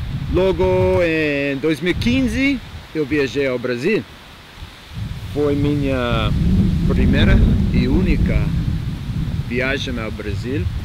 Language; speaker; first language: Portuguese; non-native, fluent; English